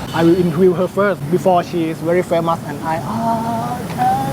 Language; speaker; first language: English; non-native, learner; Thai